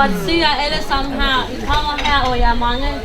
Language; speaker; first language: Danish; non-native, learner; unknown